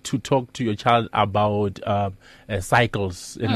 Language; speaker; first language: English; non-native, local second language; Northern Sotho